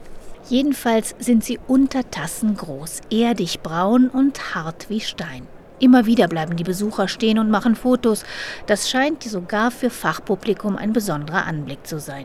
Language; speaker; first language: German; native; German